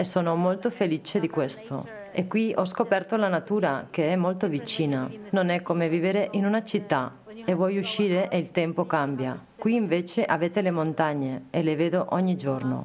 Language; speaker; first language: Italian; non-native, fluent; Polish